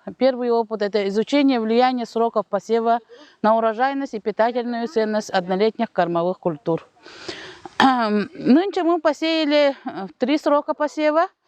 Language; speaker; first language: Russian; non-native, local second language; Yakut